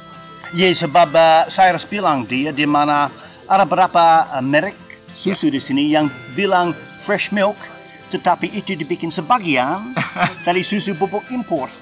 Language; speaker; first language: Indonesian; non-native, fluent; English